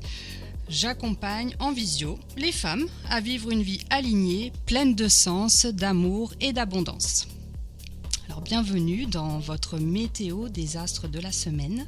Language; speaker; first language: French; native; French